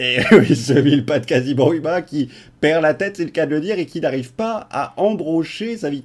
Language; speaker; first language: French; native; French